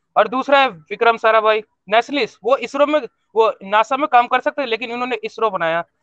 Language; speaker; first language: Hindi; native; Hindi